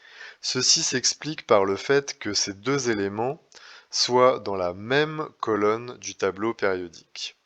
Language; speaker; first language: French; native; French